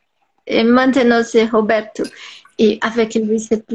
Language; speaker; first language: French; non-native, learner; Portuguese